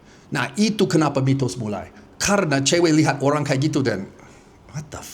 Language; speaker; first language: Indonesian; non-native, fluent; English